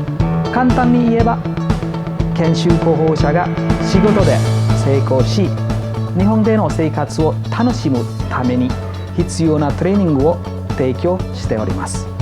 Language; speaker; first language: Japanese; non-native, fluent; Indonesian